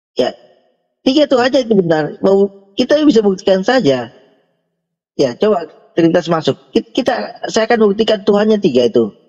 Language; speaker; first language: Indonesian; native; Indonesian